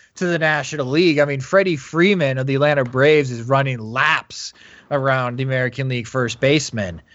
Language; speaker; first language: English; native; English